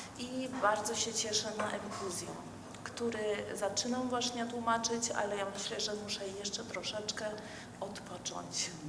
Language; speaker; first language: Polish; non-native, fluent; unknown